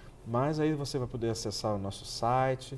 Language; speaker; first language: Portuguese; native; Portuguese